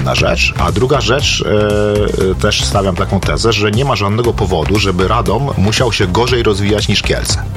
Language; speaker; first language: Polish; native; Polish